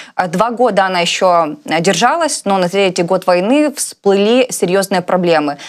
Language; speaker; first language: Russian; non-native, local second language; Ukrainian